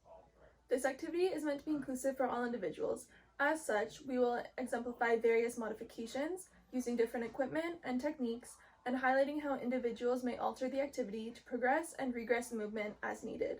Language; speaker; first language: English; native; English